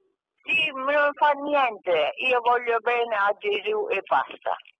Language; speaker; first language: Italian; non-native, fluent; German